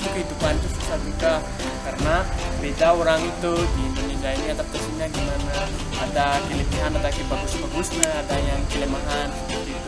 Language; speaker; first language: Indonesian; non-native, learner; Malagasy